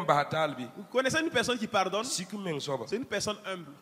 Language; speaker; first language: French; non-native, local second language; Mossi